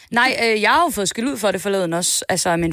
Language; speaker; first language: Danish; native; Danish